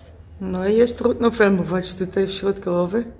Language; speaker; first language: Polish; non-native, learner; Dutch